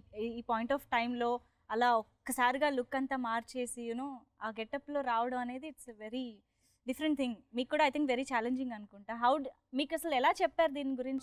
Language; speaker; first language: Telugu; native; Telugu